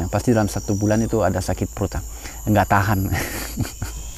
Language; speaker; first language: Indonesian; non-native, fluent; French